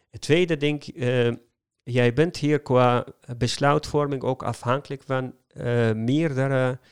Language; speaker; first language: Dutch; non-native, fluent; Arabic